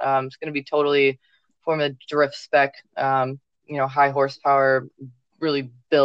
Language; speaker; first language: English; native; English